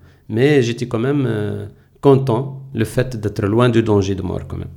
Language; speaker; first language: French; non-native, local second language; Arabic